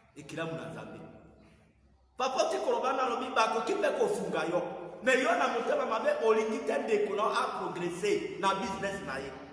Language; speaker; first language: Lingala; native; Lingala